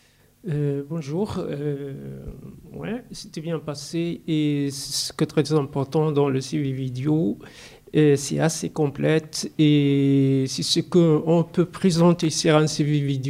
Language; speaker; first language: French; non-native, learner; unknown